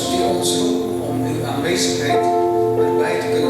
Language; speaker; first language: Dutch; early bilingual, other home language; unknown